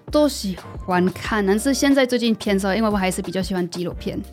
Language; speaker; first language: Chinese; non-native, fluent; German